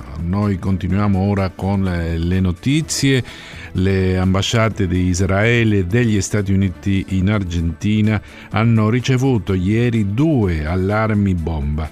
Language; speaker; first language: Italian; non-native, fluent; Spanish